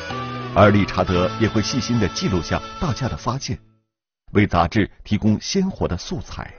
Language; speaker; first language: Chinese; native; Chinese